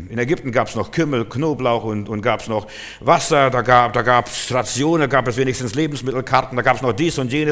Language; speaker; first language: German; native; German